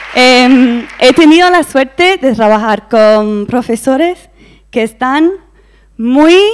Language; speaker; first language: Spanish; non-native, fluent; English